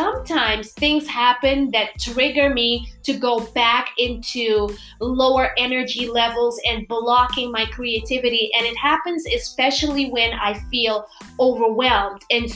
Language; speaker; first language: English; non-native, fluent; Papiamento